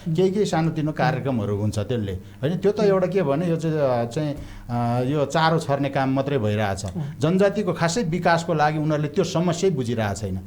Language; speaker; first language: Nepali; non-native, local second language; Eastern Tamang